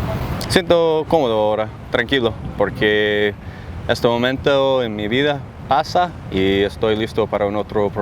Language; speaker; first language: Spanish; non-native, learner; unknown